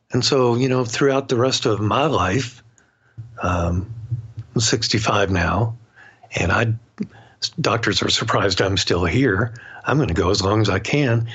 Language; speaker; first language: English; native; English